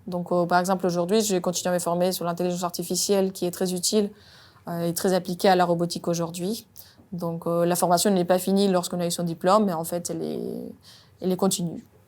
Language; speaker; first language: French; non-native, fluent; Spanish